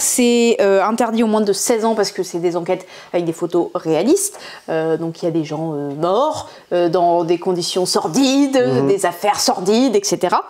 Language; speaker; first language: French; native; French